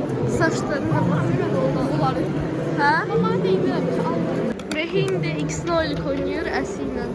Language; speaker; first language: Turkish; non-native, learner; Azerbaijani